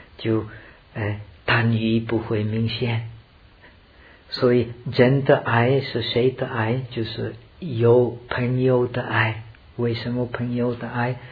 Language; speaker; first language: Chinese; non-native, fluent; Czech